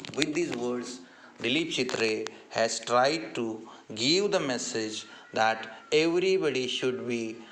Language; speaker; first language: English; non-native, local second language; Marathi